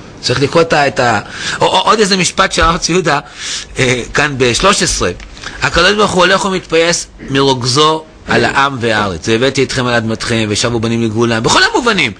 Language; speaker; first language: Hebrew; native; Hebrew